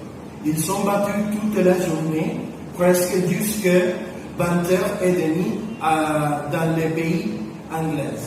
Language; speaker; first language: French; non-native, learner; Spanish